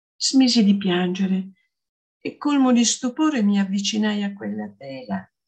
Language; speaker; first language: Italian; native; Italian